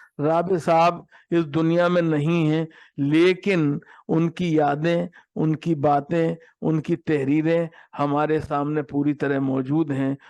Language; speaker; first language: Urdu; native; Urdu